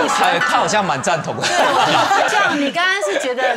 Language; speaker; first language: Chinese; non-native, fluent; Turkish